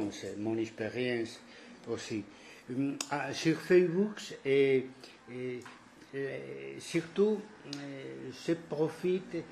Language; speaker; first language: French; non-native, fluent; Spanish